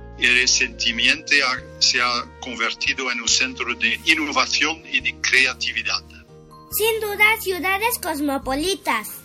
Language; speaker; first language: Spanish; non-native, fluent; Dutch